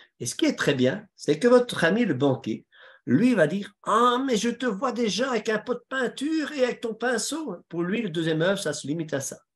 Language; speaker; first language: French; native; French